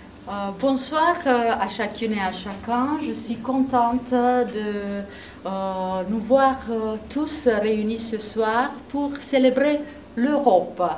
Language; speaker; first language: French; non-native, fluent; Italian